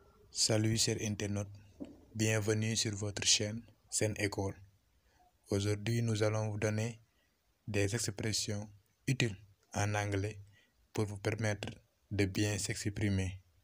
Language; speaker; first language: French; non-native, local second language; Wolof